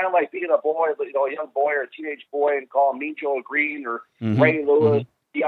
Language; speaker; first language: English; native; English